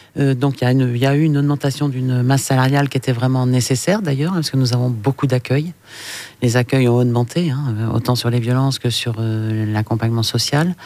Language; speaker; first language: French; native; French